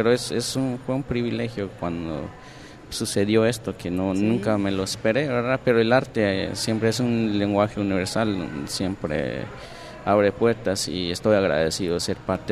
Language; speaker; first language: Spanish; non-native, local second language; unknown